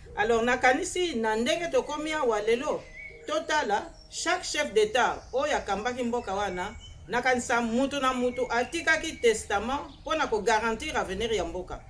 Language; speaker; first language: Lingala; native; Lingala